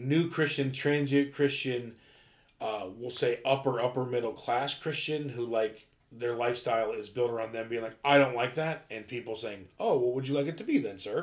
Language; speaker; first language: English; native; English